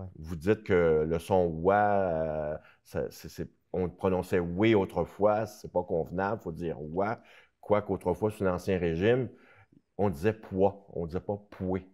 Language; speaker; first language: French; native; French